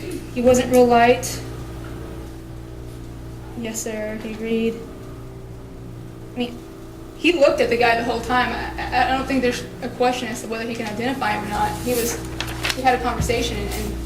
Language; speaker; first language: English; native; English